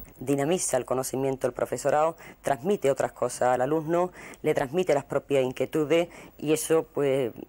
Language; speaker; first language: Spanish; native; Spanish